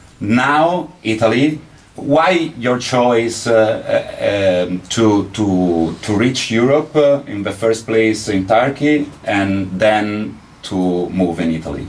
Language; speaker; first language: English; non-native, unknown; Italian